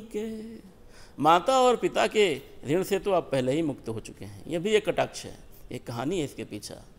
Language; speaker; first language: Hindi; native; Hindi